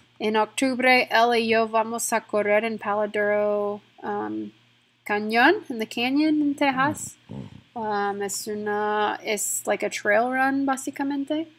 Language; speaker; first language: Spanish; non-native, fluent; English